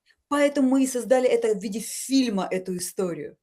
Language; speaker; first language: Russian; native; Russian